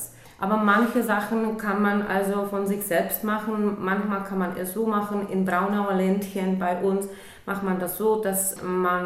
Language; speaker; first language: German; non-native, local second language; Czech